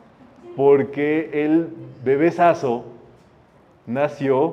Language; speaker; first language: Spanish; native; Spanish